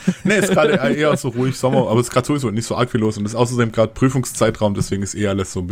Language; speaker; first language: German; native; German